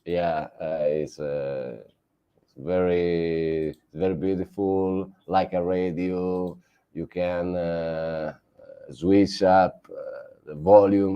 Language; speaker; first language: English; non-native, learner; Italian